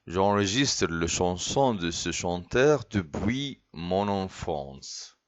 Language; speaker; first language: French; non-native, fluent; Arabic